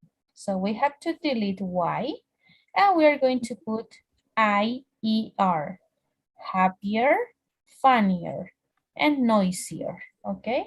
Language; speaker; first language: English; non-native, fluent; Spanish